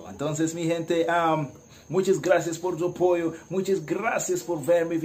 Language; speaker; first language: Spanish; non-native, learner; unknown